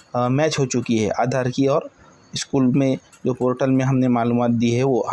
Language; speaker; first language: Hindi; non-native, local second language; Marathi